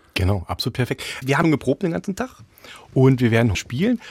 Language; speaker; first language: German; native; German